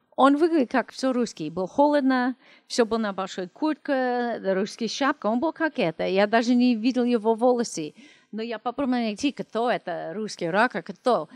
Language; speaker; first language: Russian; non-native, learner; English